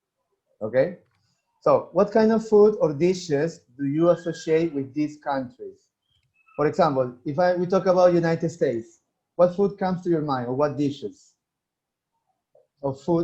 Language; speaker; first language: English; non-native, fluent; Spanish